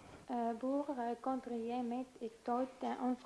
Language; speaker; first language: French; non-native, learner; Arabic